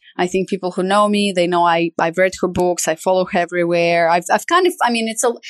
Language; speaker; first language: English; non-native, fluent; Romanian